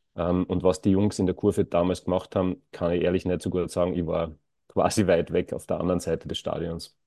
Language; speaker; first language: German; native; German